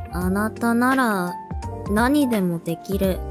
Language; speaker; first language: Japanese; non-native, learner; English